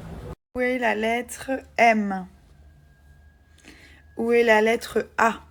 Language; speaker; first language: French; native; French